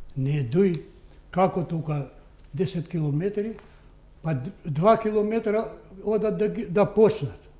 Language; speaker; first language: Macedonian; non-native, local second language; Albanian